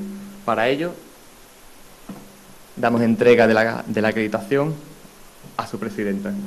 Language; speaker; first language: Spanish; native; Spanish